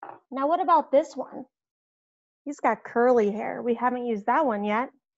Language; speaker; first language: English; native; English